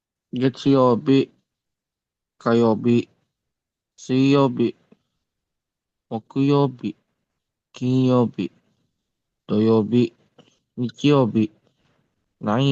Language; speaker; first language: Japanese; non-native, learner; Indonesian